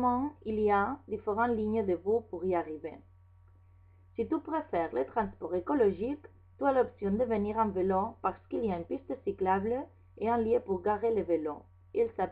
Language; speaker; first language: French; non-native, learner; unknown